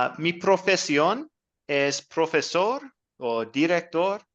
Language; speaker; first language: Spanish; non-native, learner; English